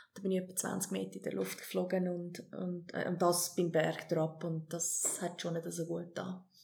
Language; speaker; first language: German; early bilingual, heritage; German